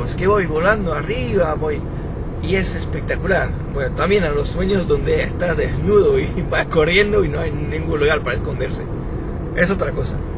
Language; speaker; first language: Spanish; non-native, fluent; French